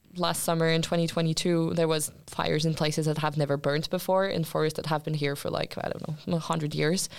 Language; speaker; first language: English; non-native, fluent; French